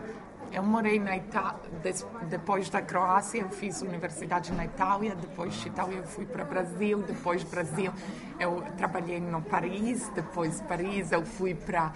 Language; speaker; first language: Portuguese; non-native, fluent; Croatian